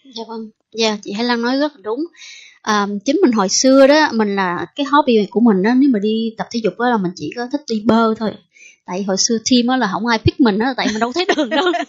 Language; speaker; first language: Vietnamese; early bilingual, heritage; Vietnamese